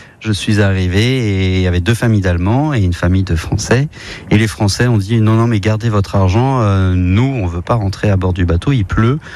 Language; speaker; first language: French; native; French